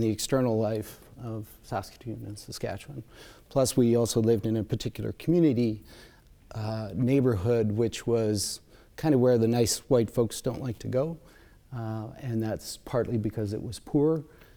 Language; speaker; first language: English; native; English